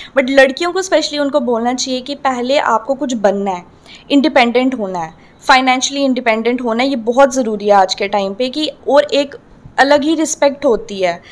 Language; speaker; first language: Hindi; native; Hindi